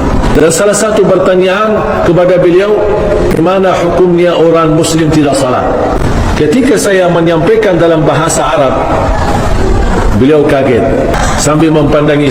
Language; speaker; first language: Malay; non-native, fluent; Arabic